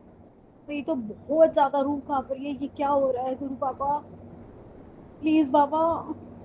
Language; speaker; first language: Hindi; native; Hindi